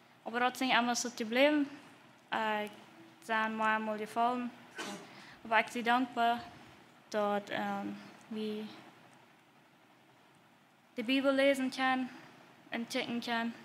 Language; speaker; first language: German; non-native, learner; Plautdietsch